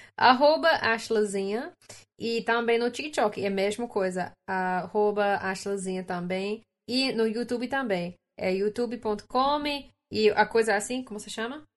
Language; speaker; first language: Portuguese; non-native, learner; English